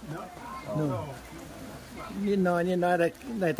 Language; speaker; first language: Thai; native; Thai